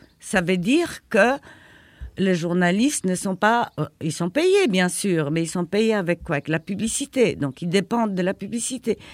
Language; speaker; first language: French; non-native, fluent; Polish